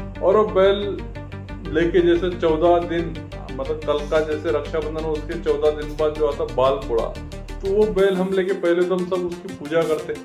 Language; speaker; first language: Hindi; non-native, local second language; Marathi